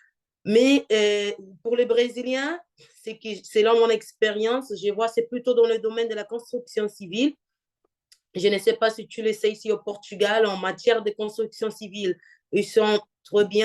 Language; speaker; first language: French; non-native, fluent; Portuguese